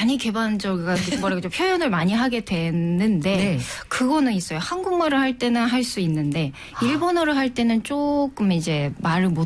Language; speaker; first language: Korean; non-native, fluent; Japanese